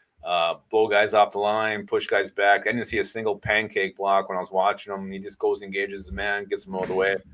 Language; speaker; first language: English; native; English